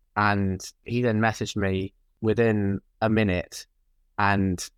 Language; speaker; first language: English; native; English